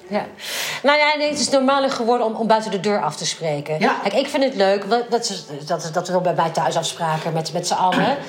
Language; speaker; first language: Dutch; native; Dutch